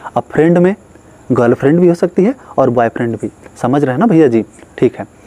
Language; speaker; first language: Hindi; native; Hindi